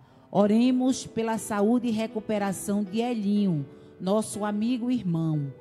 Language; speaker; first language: Portuguese; native; Portuguese